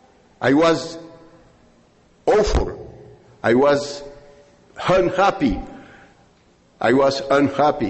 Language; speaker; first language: English; non-native, learner; French